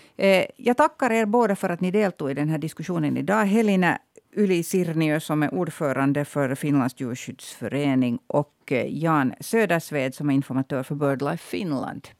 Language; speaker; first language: Swedish; native; Swedish